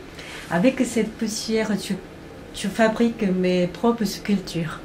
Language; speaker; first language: French; non-native, fluent; Korean